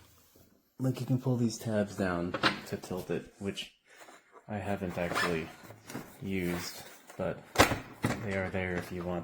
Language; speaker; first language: English; native; English